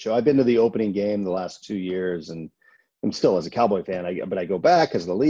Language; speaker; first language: English; native; English